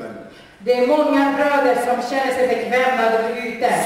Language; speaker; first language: Swedish; non-native, fluent; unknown